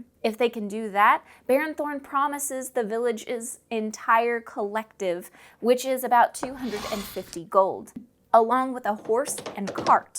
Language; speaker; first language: English; native; English